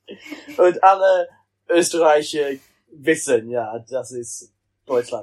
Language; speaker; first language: German; non-native, learner; English